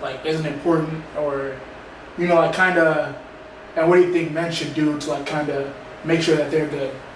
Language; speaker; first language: English; native; English